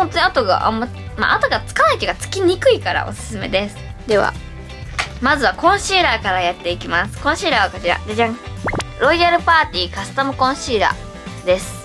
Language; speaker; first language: Japanese; native; Japanese